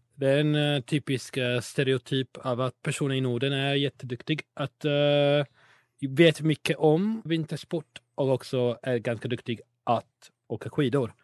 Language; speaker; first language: Swedish; non-native, learner; English